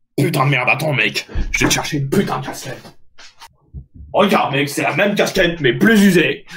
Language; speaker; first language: French; native; French